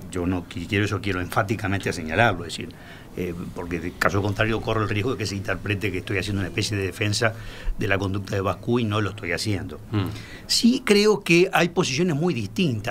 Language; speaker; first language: Spanish; native; Spanish